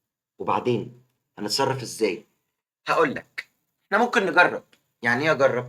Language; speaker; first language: Arabic; native; Arabic